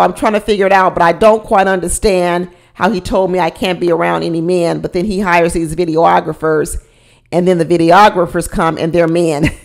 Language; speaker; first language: English; native; English